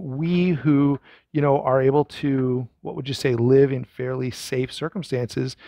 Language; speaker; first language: English; native; English